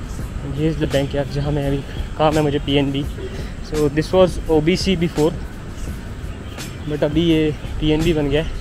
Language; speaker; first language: Hindi; native; Hindi